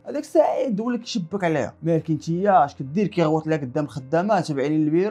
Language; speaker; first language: Arabic; native; Arabic